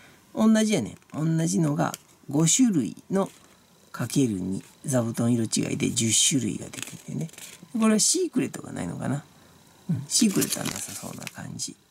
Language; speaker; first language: Japanese; native; Japanese